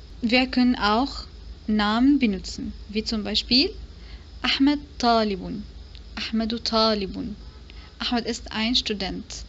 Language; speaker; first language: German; non-native, fluent; Arabic